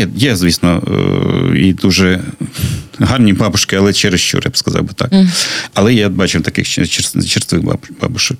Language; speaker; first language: Ukrainian; non-native, local second language; Russian